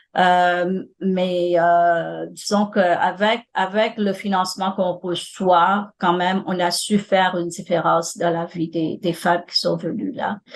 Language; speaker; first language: French; non-native, local second language; Morisyen